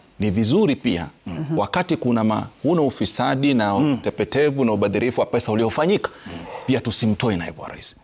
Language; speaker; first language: Swahili; native; Swahili